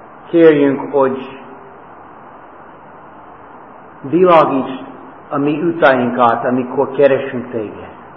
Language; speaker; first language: Hungarian; non-native, fluent; English